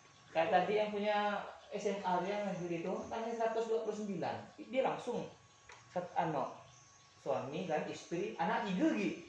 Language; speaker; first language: Malay; native; Malay